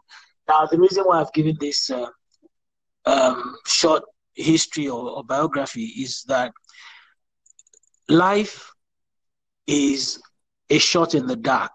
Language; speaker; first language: English; non-native, local second language; Yoruba